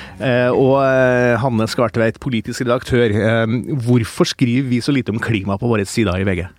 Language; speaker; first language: Norwegian; native; Norwegian